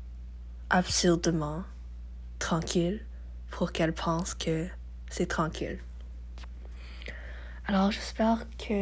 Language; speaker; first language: French; non-native, learner; English